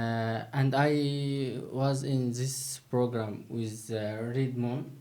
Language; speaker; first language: English; non-native, learner; Turkish